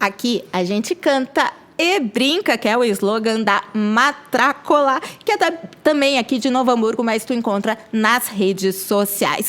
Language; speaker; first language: Portuguese; native; Portuguese